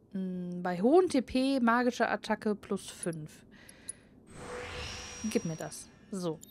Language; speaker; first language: German; native; German